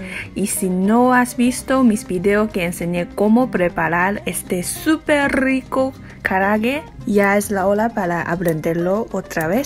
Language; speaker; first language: Spanish; non-native, fluent; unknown